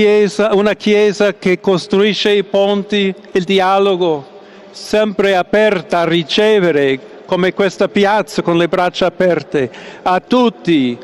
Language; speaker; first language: Italian; non-native, fluent; English